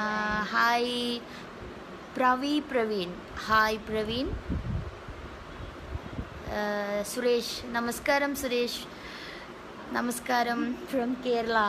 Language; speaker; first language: Telugu; non-native, learner; Malayalam